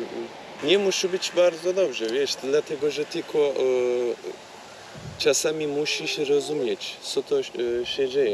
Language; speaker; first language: Polish; non-native, learner; Turkish